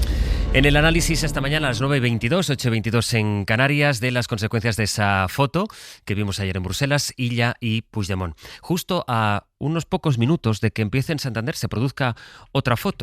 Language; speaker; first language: Spanish; native; Spanish